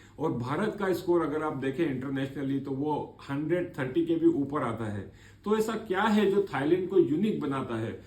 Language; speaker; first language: Hindi; native; Hindi